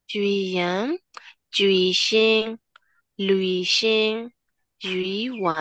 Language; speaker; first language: Chinese; non-native, learner; Burmese